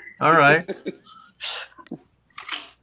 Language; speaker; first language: English; native; English